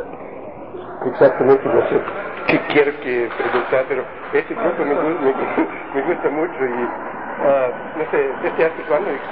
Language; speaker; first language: Spanish; non-native, learner; German